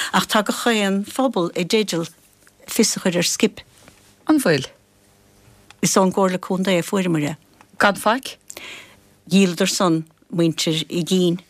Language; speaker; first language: Irish; native; Irish